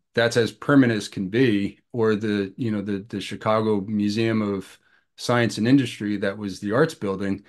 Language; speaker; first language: English; native; English